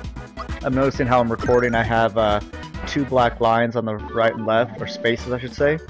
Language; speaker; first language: English; native; English